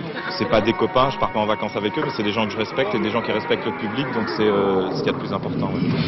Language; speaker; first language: French; native; French